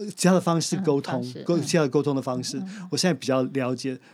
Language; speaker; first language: Chinese; non-native, fluent; English